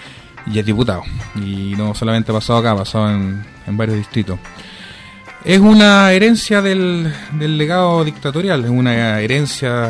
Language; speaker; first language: Spanish; native; Spanish